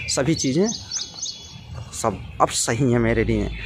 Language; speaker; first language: Hindi; native; Hindi